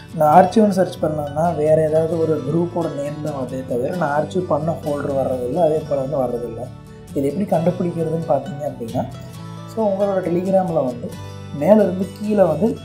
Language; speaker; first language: Tamil; native; Tamil